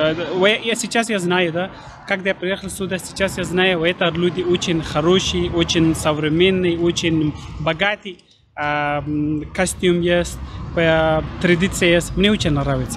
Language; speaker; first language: Russian; non-native, learner; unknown